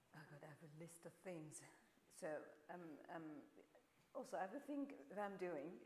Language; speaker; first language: English; non-native, fluent; French